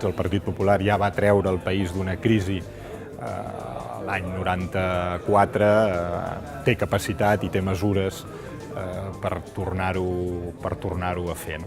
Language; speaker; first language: Catalan; native; Catalan